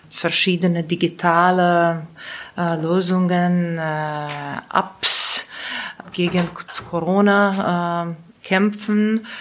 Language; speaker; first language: German; non-native, learner; Latvian